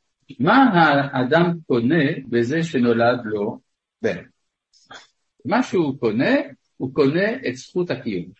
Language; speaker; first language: Hebrew; non-native, fluent; French